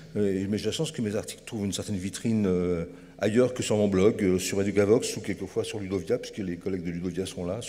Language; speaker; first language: French; native; French